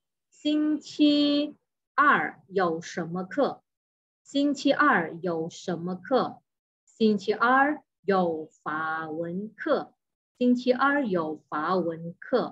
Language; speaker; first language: Chinese; non-native, fluent; Indonesian